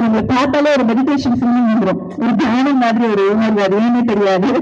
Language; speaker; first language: Tamil; native; Tamil